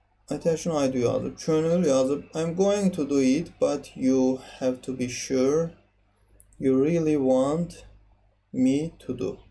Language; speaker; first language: English; non-native, fluent; Azerbaijani